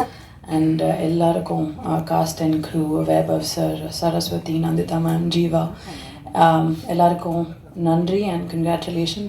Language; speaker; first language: Tamil; non-native, learner; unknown